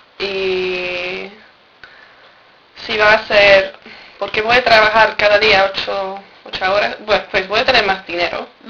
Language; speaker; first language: Spanish; non-native, learner; English